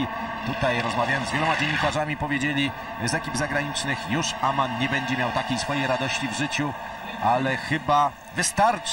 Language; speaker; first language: Polish; native; Polish